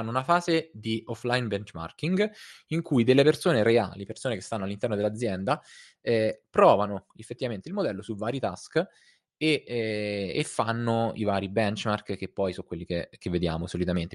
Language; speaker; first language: Italian; native; Italian